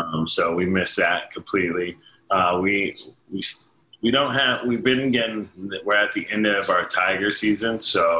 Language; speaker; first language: English; native; English